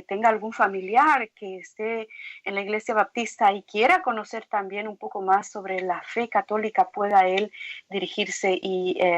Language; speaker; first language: Spanish; native; Spanish